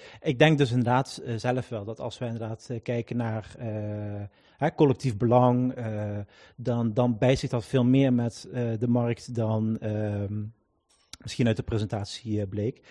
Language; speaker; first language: Dutch; native; Dutch